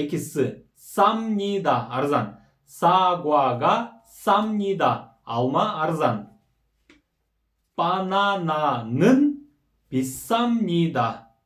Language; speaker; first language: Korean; non-native, fluent; Kyrgyz